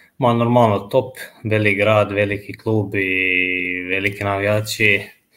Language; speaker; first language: Croatian; non-native, fluent; Albanian